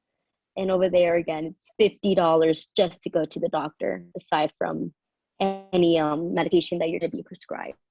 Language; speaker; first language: English; early bilingual, other home language; Spanish